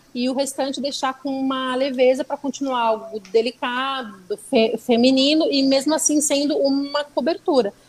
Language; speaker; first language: Portuguese; native; Portuguese